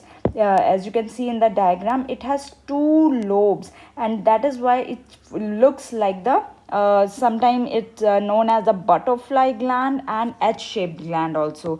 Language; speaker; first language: English; non-native, local second language; Hindi